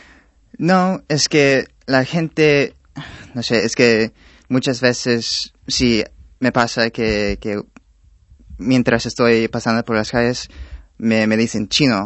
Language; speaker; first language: Spanish; non-native, fluent; English